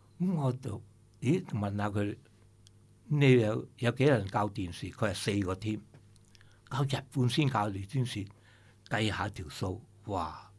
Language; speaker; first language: Cantonese; native; Cantonese